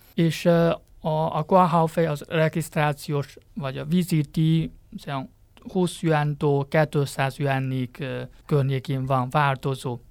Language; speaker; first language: Hungarian; non-native, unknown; Chinese